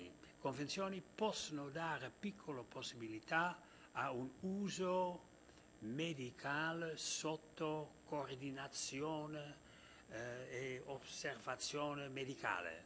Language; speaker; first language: Italian; non-native, fluent; Dutch